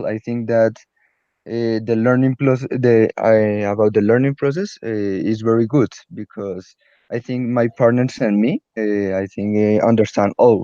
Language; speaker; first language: English; non-native, learner; Spanish